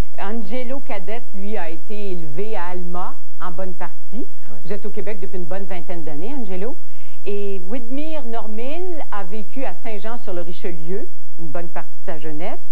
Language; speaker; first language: French; native; French